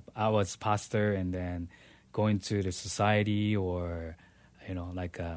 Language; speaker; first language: English; non-native, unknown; Japanese